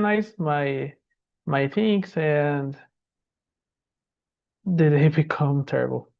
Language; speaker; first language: English; non-native, learner; Portuguese